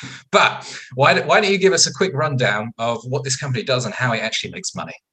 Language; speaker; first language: English; native; English